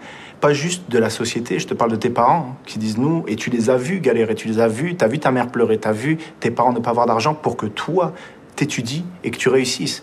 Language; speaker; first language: French; early bilingual, other home language; Arabic